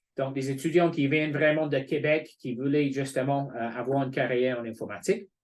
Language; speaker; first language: French; non-native, fluent; English